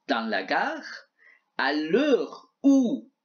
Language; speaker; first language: French; non-native, fluent; Arabic